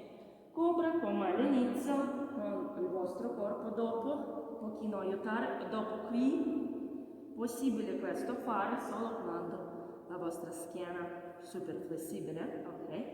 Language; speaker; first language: Italian; non-native, learner; Russian